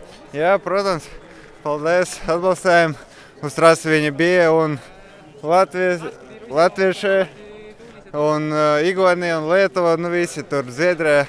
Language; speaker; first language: Latvian; non-native, local second language; Russian